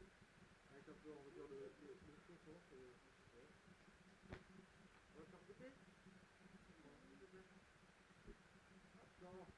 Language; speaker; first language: French; native; French